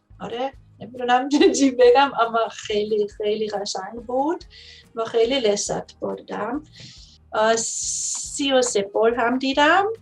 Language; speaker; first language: Persian; non-native, learner; German